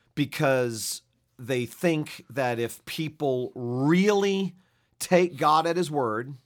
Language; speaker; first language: English; native; English